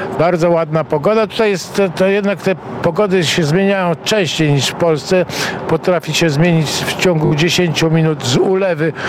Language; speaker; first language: Polish; native; Polish